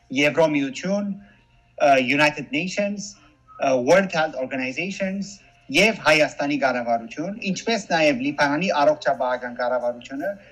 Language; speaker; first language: Armenian; early bilingual, heritage; Armenian